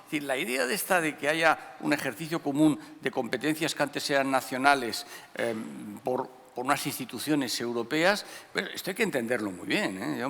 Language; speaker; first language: Spanish; native; Spanish